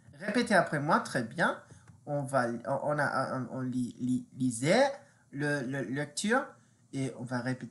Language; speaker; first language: French; non-native, fluent; English